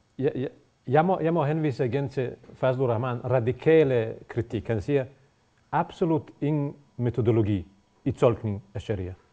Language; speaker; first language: Danish; non-native, fluent; Bosnian